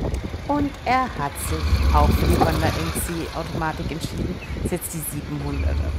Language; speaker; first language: German; native; German